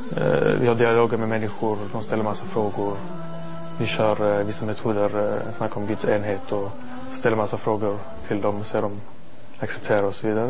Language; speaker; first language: Swedish; non-native, learner; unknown